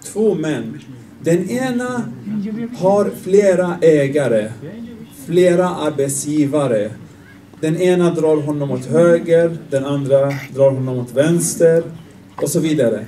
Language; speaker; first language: Swedish; non-native, fluent; Arabic